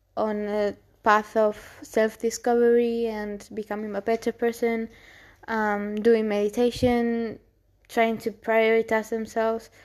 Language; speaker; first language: English; non-native, fluent; Spanish